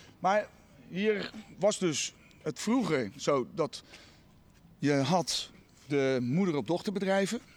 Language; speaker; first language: Dutch; native; Dutch